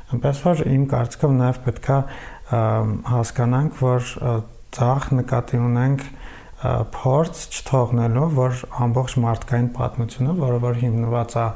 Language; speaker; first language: Armenian; native; Armenian